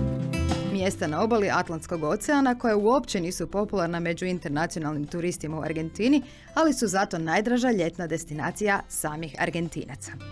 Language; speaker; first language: Croatian; native; Croatian